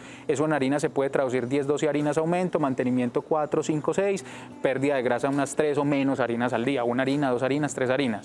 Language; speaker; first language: Spanish; native; Spanish